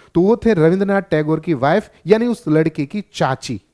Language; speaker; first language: Hindi; non-native, local second language; Gujarati